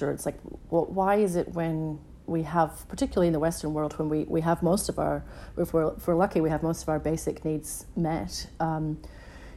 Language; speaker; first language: English; native; English